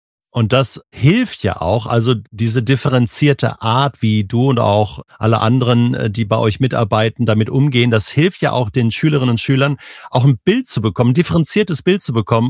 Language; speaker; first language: German; native; German